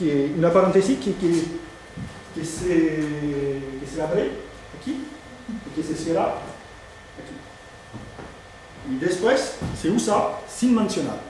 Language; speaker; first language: Spanish; non-native, fluent; French